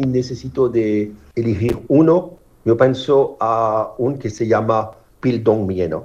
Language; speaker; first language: Spanish; non-native, fluent; French